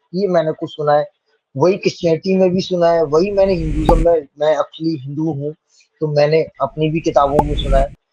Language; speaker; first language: Hindi; native; Hindi